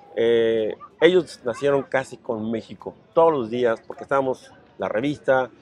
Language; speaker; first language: Spanish; native; Spanish